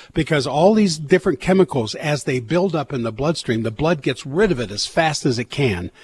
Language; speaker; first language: English; native; English